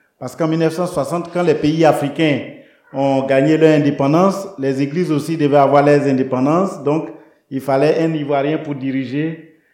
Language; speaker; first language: French; non-native, local second language; Baoulé